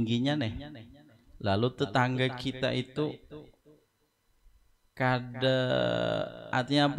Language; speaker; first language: Indonesian; non-native, local second language; Banjar